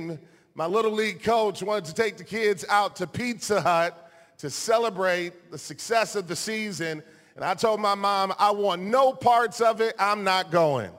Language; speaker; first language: English; native; English